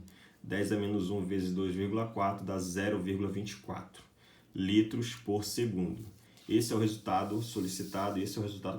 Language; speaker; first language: Portuguese; native; Portuguese